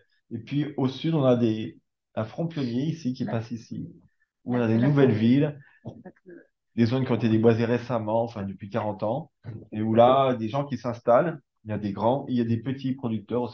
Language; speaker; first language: French; native; French